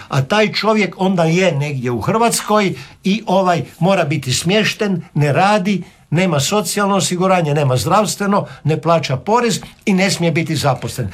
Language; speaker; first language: Serbian; native; Serbian